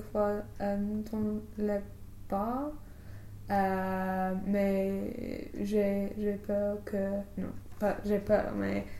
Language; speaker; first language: French; non-native, learner; English